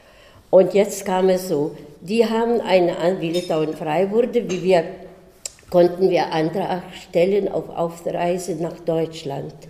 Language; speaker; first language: German; early bilingual, heritage; German